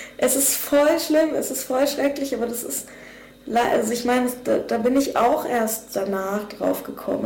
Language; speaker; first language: German; native; German